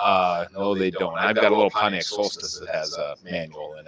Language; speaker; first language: English; native; English